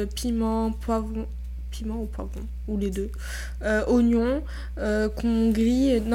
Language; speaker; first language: French; non-native, local second language; Arabic